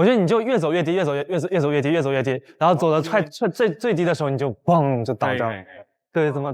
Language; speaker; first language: Chinese; native; Chinese